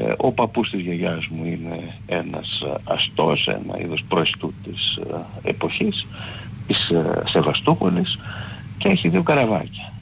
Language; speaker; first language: Greek; native; Greek